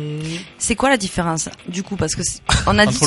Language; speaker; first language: French; native; French